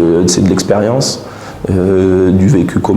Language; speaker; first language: French; native; French